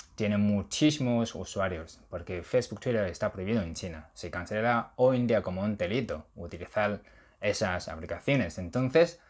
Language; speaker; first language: Spanish; non-native, fluent; Chinese